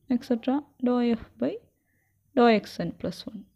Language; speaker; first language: English; non-native, local second language; Malayalam